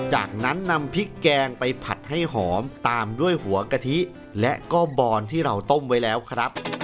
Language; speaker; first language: Thai; native; Thai